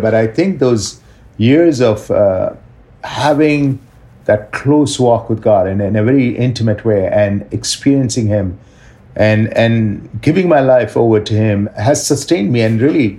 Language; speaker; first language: English; non-native, local second language; Tamil